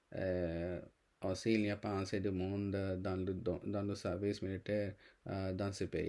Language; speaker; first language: French; non-native, learner; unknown